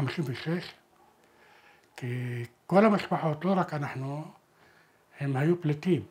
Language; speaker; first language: Hebrew; non-native, local second language; Arabic